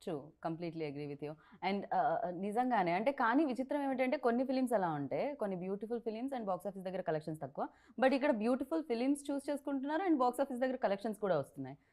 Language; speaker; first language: Telugu; native; Telugu